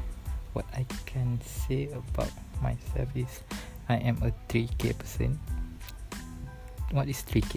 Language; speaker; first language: English; non-native, learner; Malay